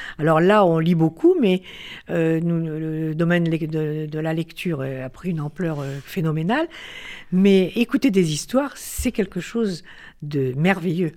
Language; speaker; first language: French; native; French